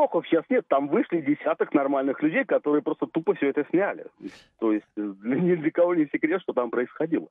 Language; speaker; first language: Russian; native; Russian